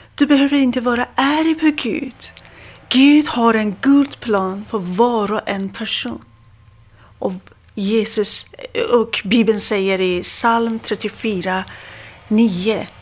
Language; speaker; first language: Swedish; non-native, fluent; Persian